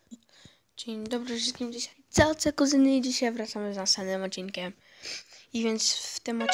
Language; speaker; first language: Polish; early bilingual, heritage; Polish